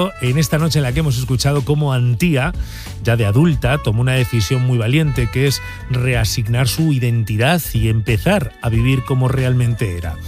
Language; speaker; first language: Spanish; native; Spanish